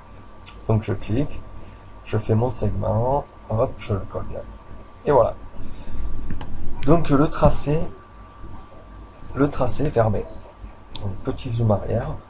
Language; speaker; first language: French; native; French